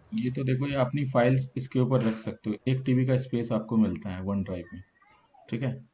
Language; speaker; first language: Hindi; native; Hindi